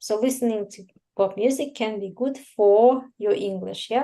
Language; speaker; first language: English; non-native, fluent; Russian